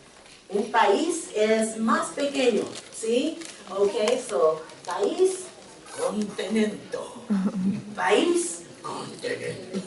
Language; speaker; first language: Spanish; non-native, learner; English